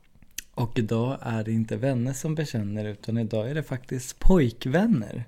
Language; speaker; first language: Swedish; native; Swedish